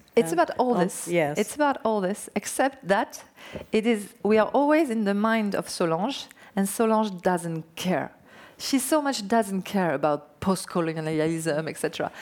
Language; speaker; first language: English; non-native, fluent; French